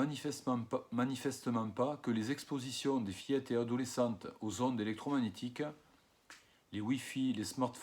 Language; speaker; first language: French; native; French